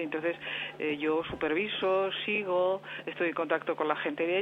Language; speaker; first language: Spanish; native; Spanish